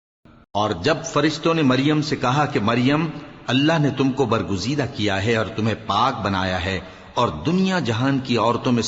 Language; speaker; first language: Urdu; native; Urdu